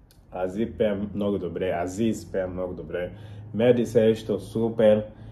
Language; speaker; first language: Bulgarian; non-native, learner; Portuguese